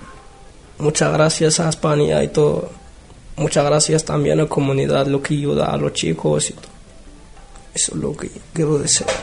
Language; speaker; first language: Spanish; non-native, learner; Arabic